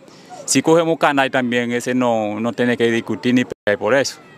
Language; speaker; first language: Spanish; non-native, fluent; Haitian Creole